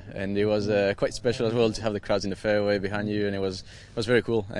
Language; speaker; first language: English; non-native, fluent; Spanish